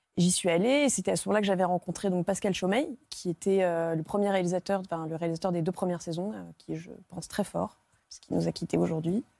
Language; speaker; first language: French; native; French